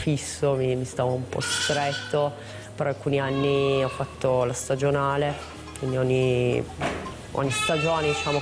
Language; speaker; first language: Italian; native; Italian